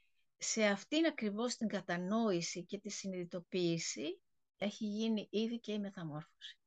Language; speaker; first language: Greek; native; Greek